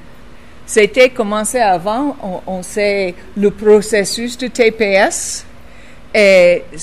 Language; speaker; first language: French; non-native, fluent; English